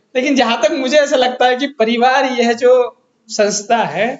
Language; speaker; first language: Hindi; non-native, local second language; Marathi